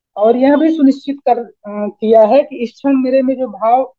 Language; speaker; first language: Hindi; native; Hindi